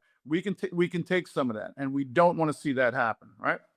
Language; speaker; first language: English; native; English